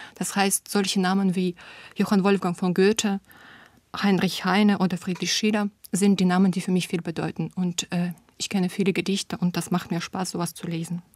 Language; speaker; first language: German; non-native, fluent; Russian